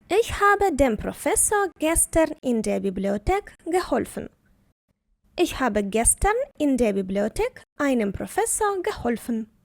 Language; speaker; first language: German; non-native, fluent; Ukrainian